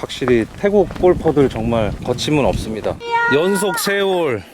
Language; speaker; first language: Korean; native; Korean